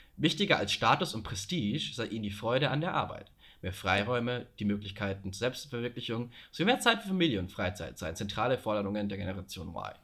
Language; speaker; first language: German; native; German